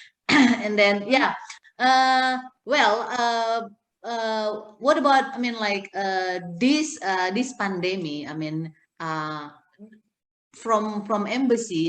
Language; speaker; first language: English; non-native, fluent; Indonesian